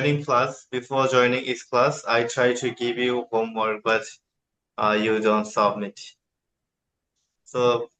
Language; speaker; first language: English; non-native, learner; Bangla